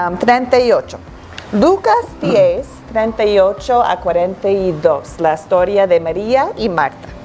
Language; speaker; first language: Spanish; non-native, fluent; English